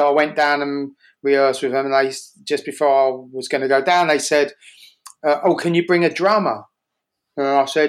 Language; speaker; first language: English; native; English